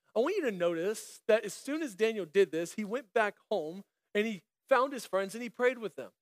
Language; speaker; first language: English; native; English